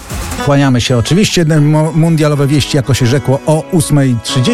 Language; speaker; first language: Polish; native; Polish